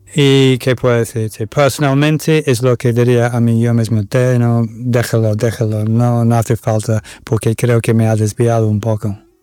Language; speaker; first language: Spanish; non-native, fluent; English